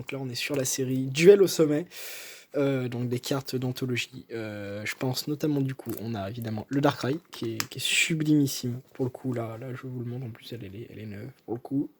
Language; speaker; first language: French; native; French